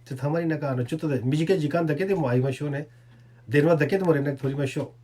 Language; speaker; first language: Japanese; non-native, fluent; Urdu